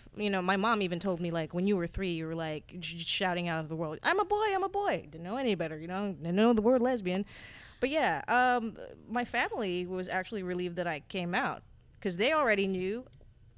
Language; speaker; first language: English; non-native, local second language; Filipino